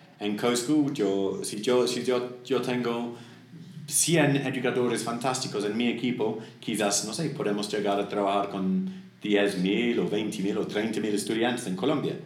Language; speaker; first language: Spanish; non-native, fluent; English